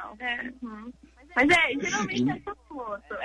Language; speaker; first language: Portuguese; early bilingual, heritage; English